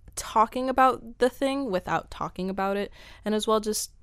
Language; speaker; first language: English; early bilingual, other home language; Spanish